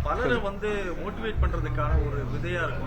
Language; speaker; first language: Tamil; native; Tamil